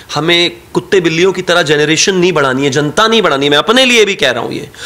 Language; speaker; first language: Hindi; native; Hindi